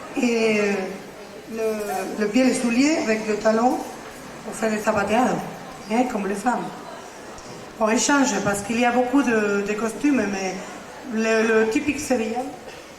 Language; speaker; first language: French; non-native, learner; Spanish